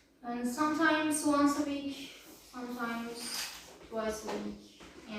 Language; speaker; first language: English; non-native, learner; Turkish